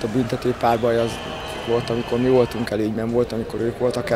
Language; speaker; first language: Hungarian; native; Hungarian